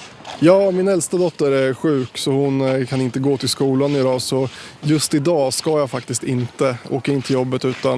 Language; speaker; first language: Swedish; native; Swedish